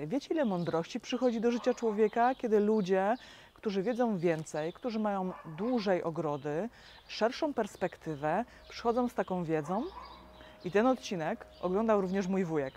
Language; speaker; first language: Polish; native; Polish